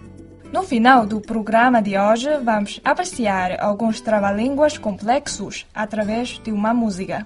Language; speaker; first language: Portuguese; non-native, fluent; Chinese